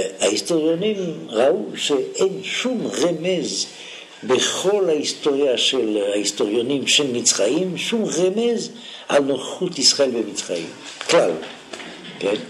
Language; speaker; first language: Hebrew; non-native, fluent; French